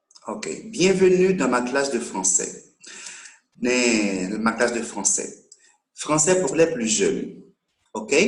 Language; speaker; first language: French; non-native, local second language; Haitian Creole